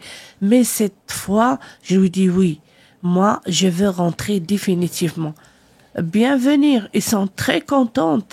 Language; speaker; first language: French; non-native, learner; Arabic